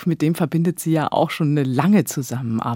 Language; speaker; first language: German; native; German